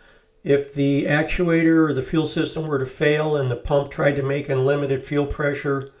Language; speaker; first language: English; native; English